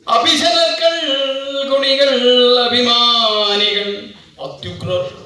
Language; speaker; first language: Kannada; non-native, local second language; Malayalam